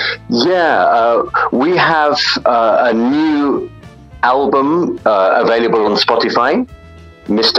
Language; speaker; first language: English; native; English